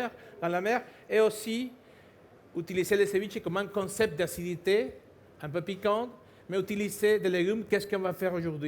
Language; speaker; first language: French; non-native, fluent; Spanish